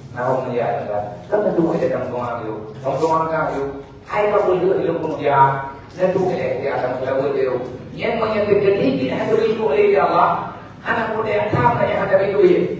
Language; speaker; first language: Malay; non-native, local second language; Achinese